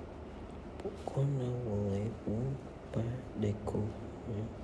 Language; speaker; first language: French; non-native, learner; Khmer